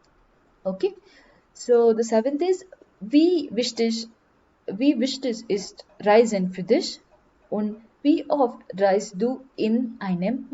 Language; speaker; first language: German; non-native, learner; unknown